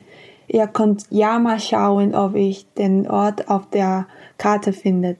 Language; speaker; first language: German; non-native, fluent; Spanish